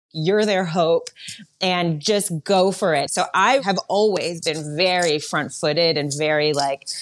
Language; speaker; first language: English; native; English